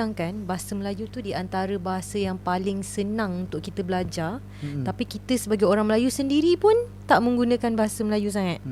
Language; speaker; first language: Malay; native; Malay